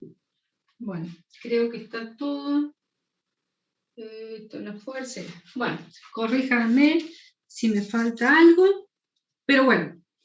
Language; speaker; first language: Spanish; native; Spanish